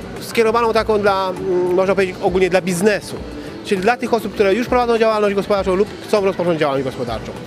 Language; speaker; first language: Polish; native; Polish